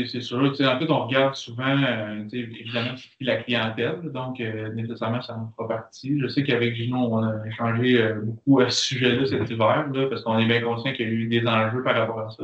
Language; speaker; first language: French; native; French